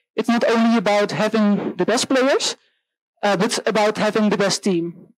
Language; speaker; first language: English; non-native, fluent; Dutch